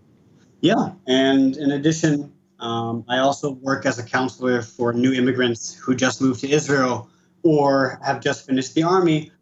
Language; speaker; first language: English; native; English